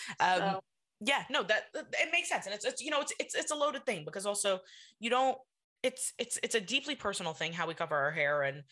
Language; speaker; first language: English; native; English